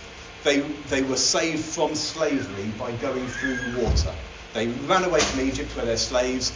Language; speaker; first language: English; native; English